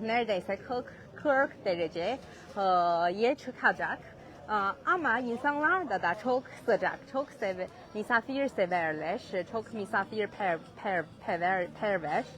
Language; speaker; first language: Turkish; non-native, learner; Chinese